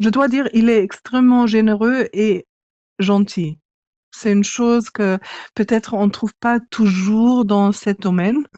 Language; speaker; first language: French; non-native, learner; English